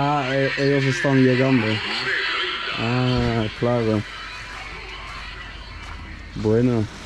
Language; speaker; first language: Spanish; non-native, learner; Dutch